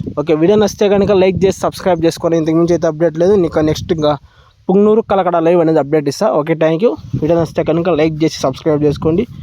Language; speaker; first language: Telugu; native; Telugu